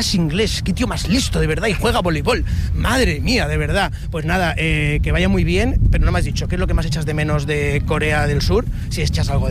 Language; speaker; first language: Spanish; native; Spanish